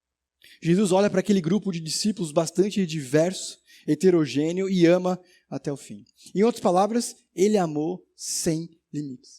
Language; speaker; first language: Portuguese; native; Portuguese